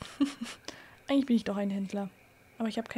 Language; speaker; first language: German; native; German